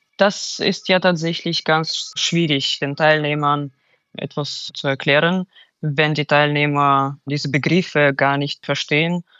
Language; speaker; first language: German; non-native, fluent; Russian